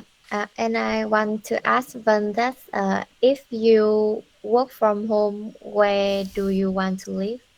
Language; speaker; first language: English; non-native, learner; Vietnamese